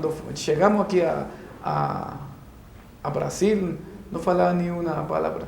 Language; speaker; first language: Portuguese; non-native, learner; Spanish